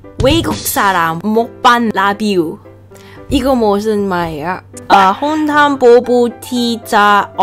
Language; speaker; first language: Korean; non-native, learner; Cantonese